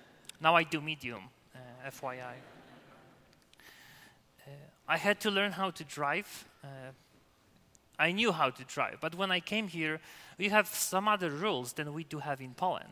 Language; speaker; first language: English; non-native, fluent; Polish